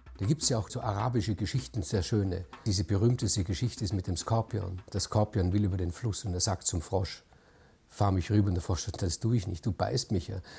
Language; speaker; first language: German; native; German